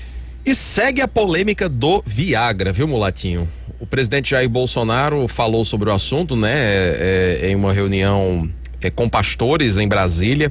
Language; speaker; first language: Portuguese; native; Portuguese